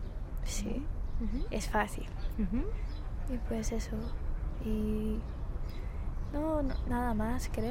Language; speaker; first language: Spanish; non-native, fluent; English